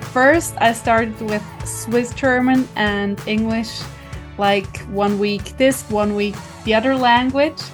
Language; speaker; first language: English; non-native, fluent; German